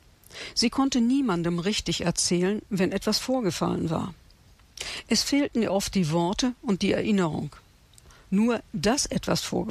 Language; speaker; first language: German; native; German